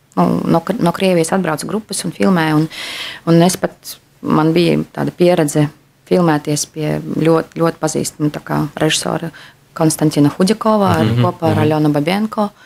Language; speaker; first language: Latvian; non-native, local second language; Russian